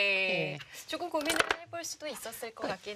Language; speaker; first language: Korean; native; Korean